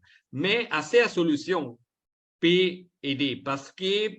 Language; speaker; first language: French; non-native, learner; Italian